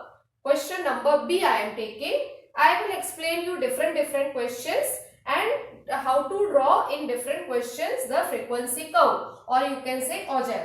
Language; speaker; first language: English; non-native, local second language; Hindi